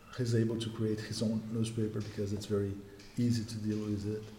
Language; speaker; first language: English; non-native, fluent; Portuguese